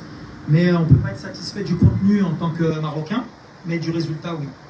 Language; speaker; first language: French; native; French